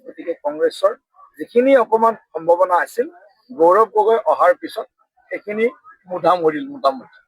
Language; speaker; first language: Assamese; native; Assamese